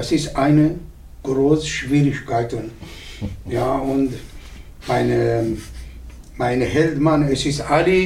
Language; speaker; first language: German; non-native, learner; Arabic